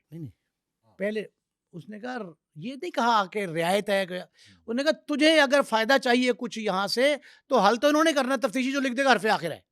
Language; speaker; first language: Urdu; non-native, local second language; Punjabi